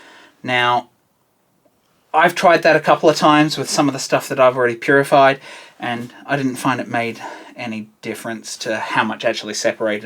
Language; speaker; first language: English; native; English